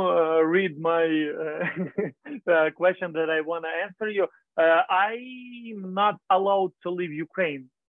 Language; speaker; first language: English; non-native, learner; Ukrainian